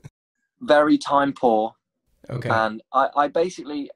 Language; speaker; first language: English; native; English